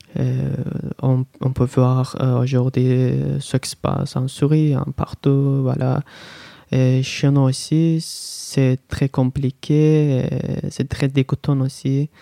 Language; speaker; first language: French; non-native, learner; Azerbaijani